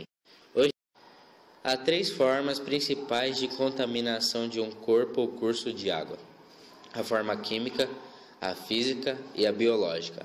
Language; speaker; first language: Portuguese; native; Portuguese